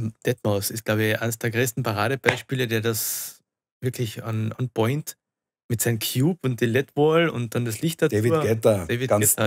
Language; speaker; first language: German; native; German